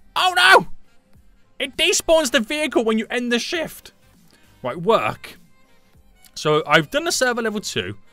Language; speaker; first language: English; native; English